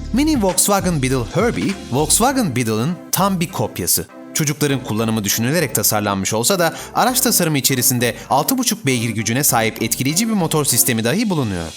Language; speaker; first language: Turkish; native; Turkish